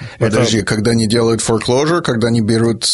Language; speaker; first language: Russian; early bilingual, heritage; Russian